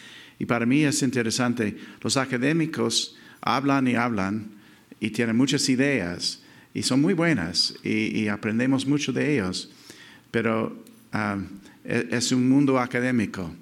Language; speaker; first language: Spanish; non-native, fluent; English